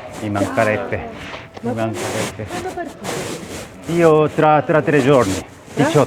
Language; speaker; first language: Italian; non-native, learner; Korean